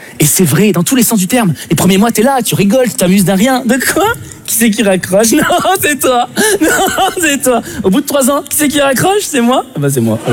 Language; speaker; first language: French; native; French